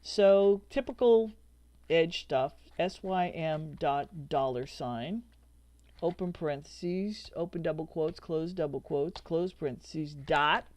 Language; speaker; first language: English; native; English